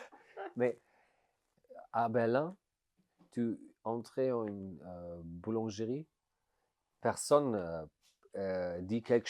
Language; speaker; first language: French; non-native, learner; German